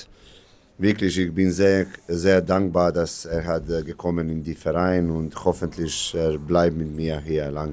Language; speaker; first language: German; non-native, learner; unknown